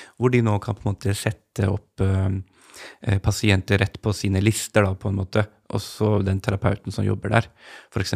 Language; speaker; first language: Norwegian; early bilingual, other home language; Urdu